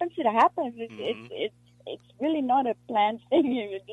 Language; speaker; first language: English; non-native, local second language; Afrikaans